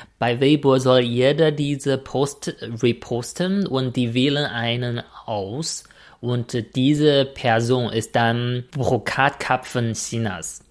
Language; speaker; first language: German; non-native, fluent; Chinese